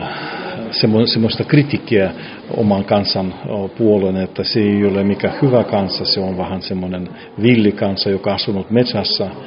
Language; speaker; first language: Finnish; non-native, fluent; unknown